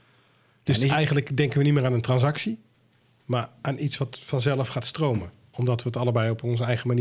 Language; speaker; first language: Dutch; native; Dutch